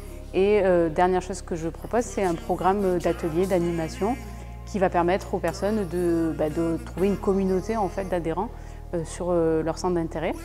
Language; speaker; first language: French; native; French